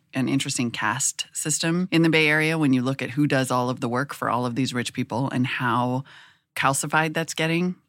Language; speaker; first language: English; native; English